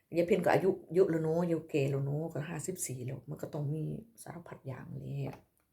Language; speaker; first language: Thai; native; Thai